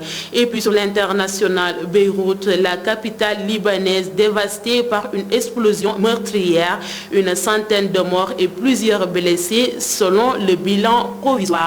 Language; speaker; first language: French; non-native, local second language; Wolof